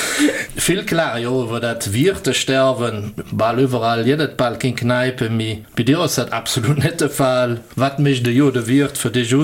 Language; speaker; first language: German; native; German